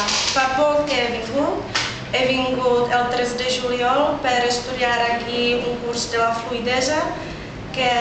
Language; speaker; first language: Catalan; non-native, fluent; Czech